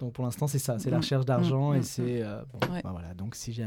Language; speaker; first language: French; native; French